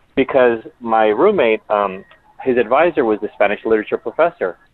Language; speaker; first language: English; early bilingual, other home language; Spanish